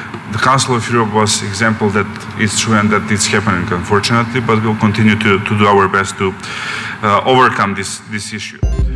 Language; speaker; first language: English; non-native, fluent; Macedonian